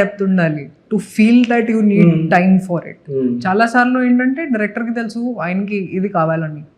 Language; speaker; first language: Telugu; non-native, fluent; Hindi